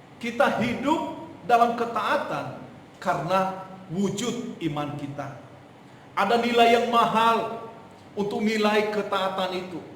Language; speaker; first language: Indonesian; non-native, local second language; Nias